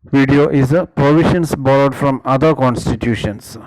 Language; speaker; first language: English; non-native, local second language; Malayalam